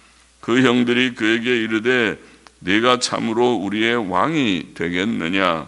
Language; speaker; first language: Korean; native; Korean